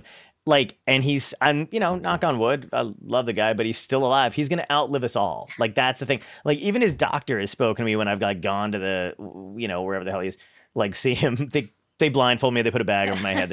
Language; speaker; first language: English; native; English